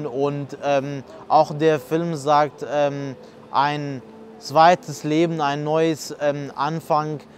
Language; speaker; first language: German; non-native, fluent; Kurdish